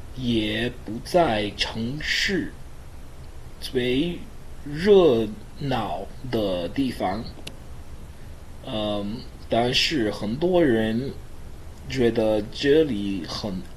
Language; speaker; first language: Chinese; non-native, learner; English